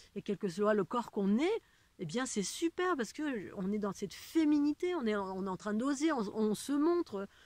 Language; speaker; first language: French; native; French